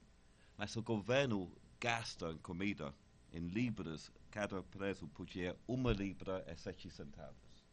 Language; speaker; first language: Portuguese; non-native, fluent; English